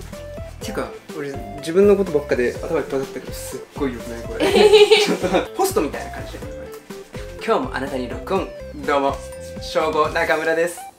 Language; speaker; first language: Japanese; native; Japanese